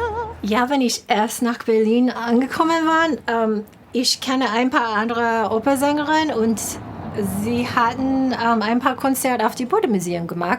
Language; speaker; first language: German; non-native, fluent; English